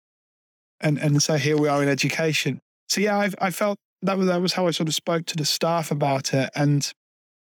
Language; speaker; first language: English; native; English